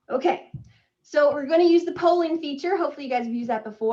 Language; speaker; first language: English; native; English